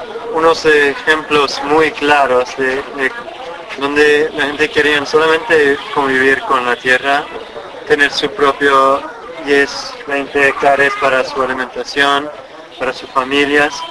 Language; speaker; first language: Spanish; non-native, fluent; English